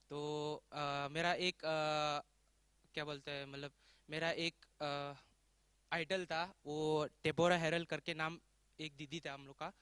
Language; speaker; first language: Hindi; non-native, local second language; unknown